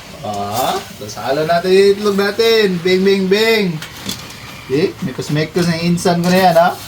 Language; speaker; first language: Filipino; non-native, local second language; Cebuano